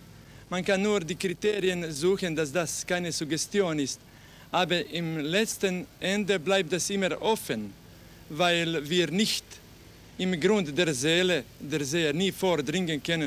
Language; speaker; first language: German; non-native, fluent; Croatian